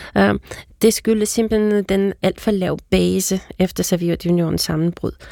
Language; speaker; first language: Danish; non-native, fluent; Russian